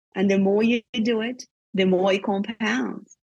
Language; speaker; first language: English; non-native, fluent; Portuguese